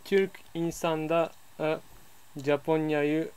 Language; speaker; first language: Turkish; non-native, learner; Japanese